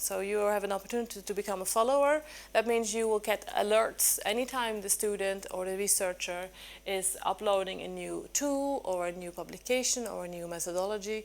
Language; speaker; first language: English; non-native, fluent; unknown